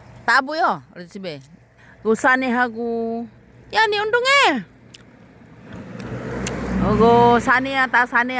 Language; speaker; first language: Korean; non-native, learner; Filipino